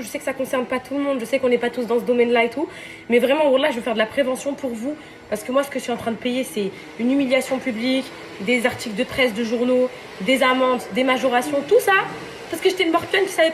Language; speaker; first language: French; native; French